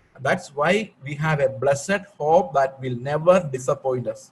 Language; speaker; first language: English; non-native, local second language; Malayalam